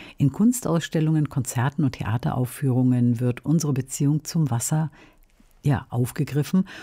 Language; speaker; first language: German; native; German